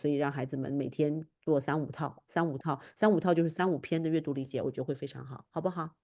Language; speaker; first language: Chinese; native; Chinese